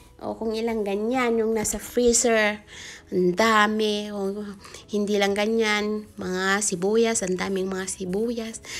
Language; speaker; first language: Filipino; non-native, local second language; Iloko